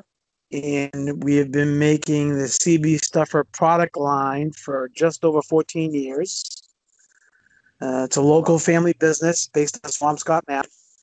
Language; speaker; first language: English; native; English